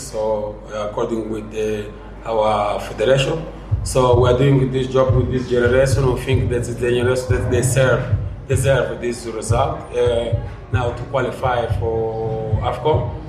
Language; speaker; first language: English; non-native, fluent; Portuguese